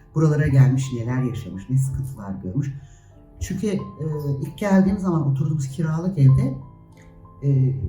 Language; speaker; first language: Turkish; native; Turkish